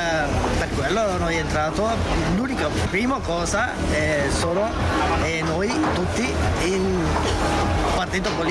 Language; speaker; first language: Italian; non-native, learner; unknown